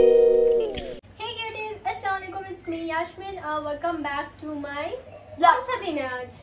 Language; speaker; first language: Hindi; native; Hindi